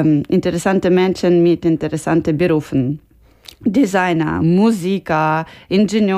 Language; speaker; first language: German; non-native, learner; Ukrainian